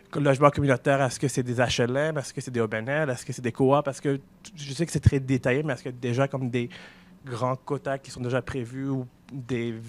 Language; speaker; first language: French; native; French